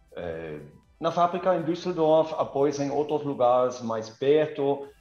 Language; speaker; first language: Portuguese; non-native, fluent; German